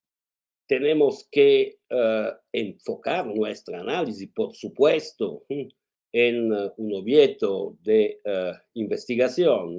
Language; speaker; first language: Spanish; non-native, fluent; Italian